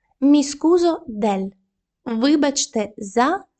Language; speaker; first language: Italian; non-native, fluent; Ukrainian